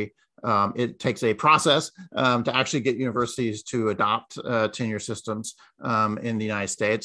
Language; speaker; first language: English; native; English